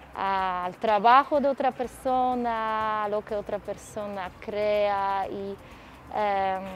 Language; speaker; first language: Spanish; non-native, fluent; Polish